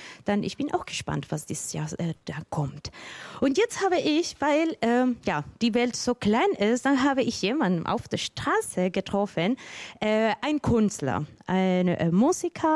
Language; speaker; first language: German; non-native, fluent; Spanish